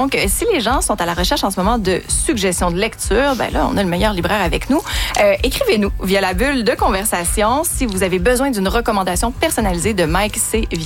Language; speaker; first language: French; native; French